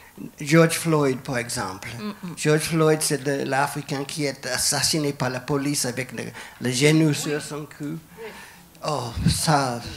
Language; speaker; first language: French; non-native, fluent; English